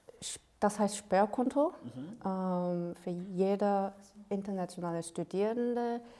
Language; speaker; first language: German; non-native, fluent; Korean